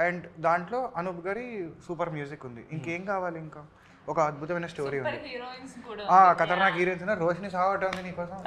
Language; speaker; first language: Telugu; native; Telugu